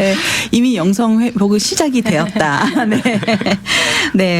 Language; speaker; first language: Korean; native; Korean